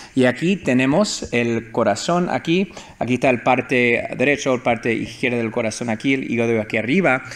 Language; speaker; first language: Spanish; early bilingual, heritage; Spanish